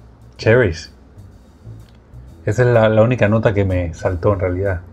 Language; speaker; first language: Spanish; native; Spanish